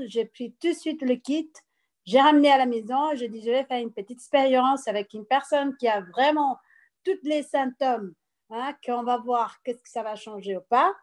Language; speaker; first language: French; non-native, fluent; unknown